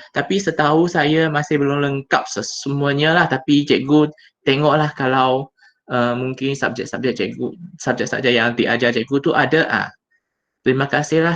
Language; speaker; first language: Malay; non-native, local second language; Chinese